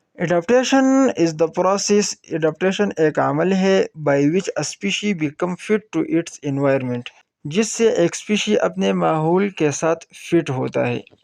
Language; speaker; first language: Urdu; non-native, local second language; Pashto